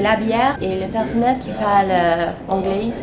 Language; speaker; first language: French; non-native, learner; English